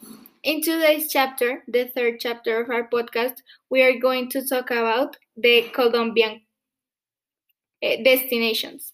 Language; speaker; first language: English; non-native, fluent; Spanish